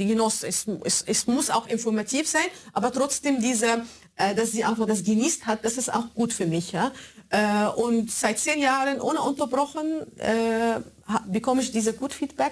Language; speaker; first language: German; non-native, fluent; Arabic